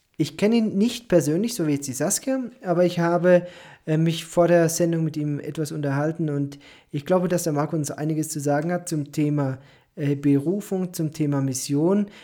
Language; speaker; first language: German; native; German